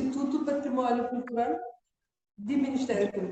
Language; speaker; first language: Portuguese; non-native, local second language; Kabuverdianu